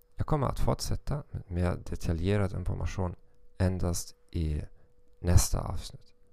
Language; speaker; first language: Swedish; non-native, fluent; German